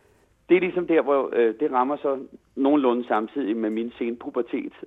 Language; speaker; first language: Danish; native; Danish